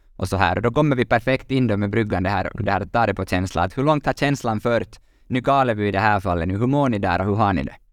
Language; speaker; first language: Swedish; native; Swedish